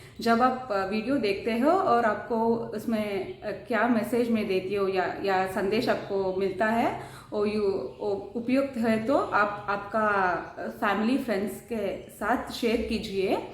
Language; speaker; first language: Hindi; non-native, local second language; Kannada